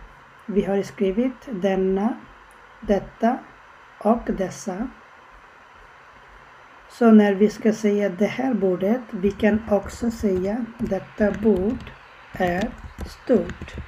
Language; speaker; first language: Swedish; non-native, learner; Bangla